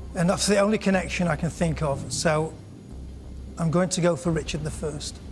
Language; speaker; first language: English; native; English